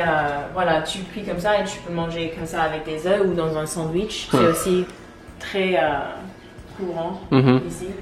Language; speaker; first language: French; non-native, fluent; English